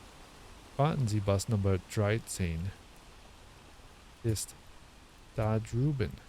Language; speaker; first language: German; non-native, learner; English